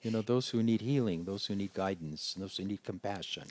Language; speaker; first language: English; native; English